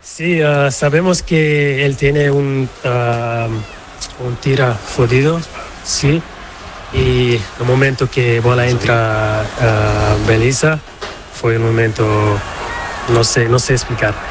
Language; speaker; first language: Spanish; non-native, learner; Portuguese